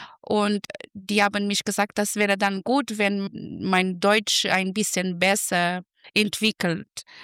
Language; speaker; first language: German; non-native, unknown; Portuguese